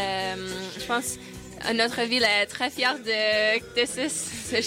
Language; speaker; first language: French; non-native, learner; English